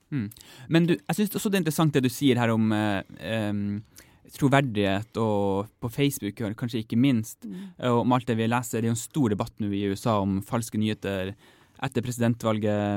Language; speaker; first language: Norwegian; native; Norwegian